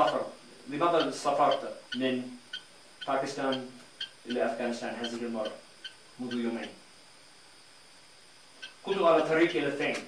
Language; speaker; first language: Arabic; non-native, learner; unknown